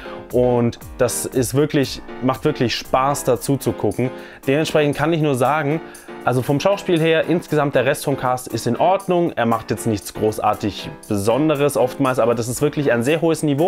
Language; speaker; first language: German; native; German